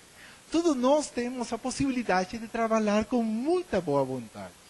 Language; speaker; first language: Portuguese; non-native, learner; Spanish